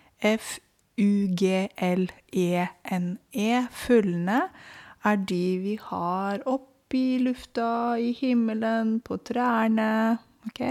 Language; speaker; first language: Norwegian; non-native, fluent; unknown